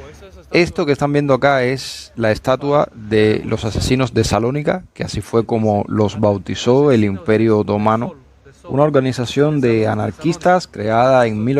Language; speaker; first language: Spanish; native; Spanish